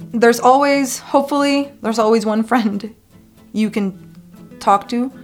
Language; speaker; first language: English; non-native, fluent; Spanish